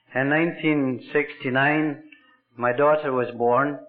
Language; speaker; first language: English; native; English